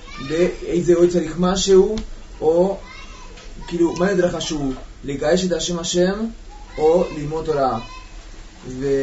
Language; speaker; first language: Hebrew; non-native, learner; Spanish